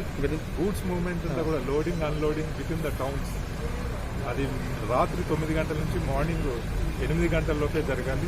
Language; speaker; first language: Telugu; native; Telugu